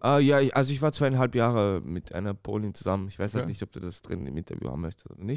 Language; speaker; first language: German; early bilingual, other home language; Romanian